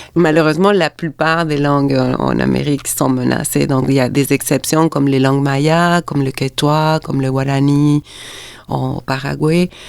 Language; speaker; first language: French; non-native, fluent; Spanish